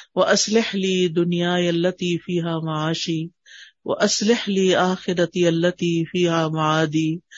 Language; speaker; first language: Urdu; native; Urdu